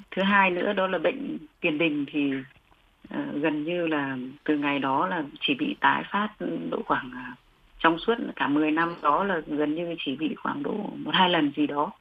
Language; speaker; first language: Vietnamese; non-native, local second language; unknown